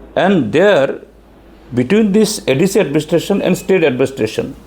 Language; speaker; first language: English; non-native, local second language; Bangla